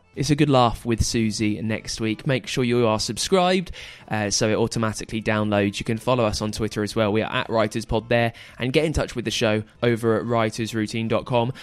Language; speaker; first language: English; native; English